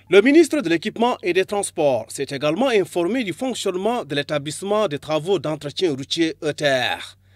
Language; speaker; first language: French; non-native, local second language; Arabic